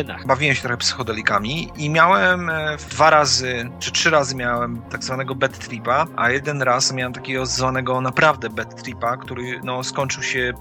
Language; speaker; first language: Polish; native; Polish